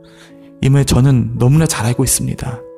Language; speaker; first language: Korean; native; Korean